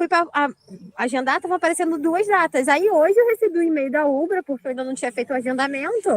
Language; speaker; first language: Portuguese; native; Portuguese